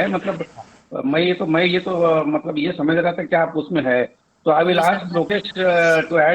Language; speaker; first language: Hindi; native; Hindi